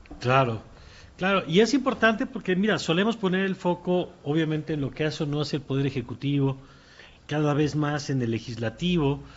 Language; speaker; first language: Spanish; native; Spanish